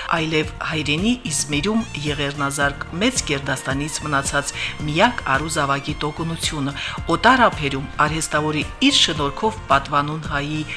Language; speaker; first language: Armenian; native; Armenian